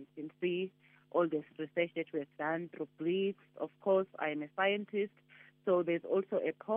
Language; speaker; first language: English; non-native, local second language; Zulu